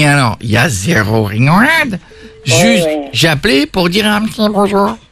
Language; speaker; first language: French; native; French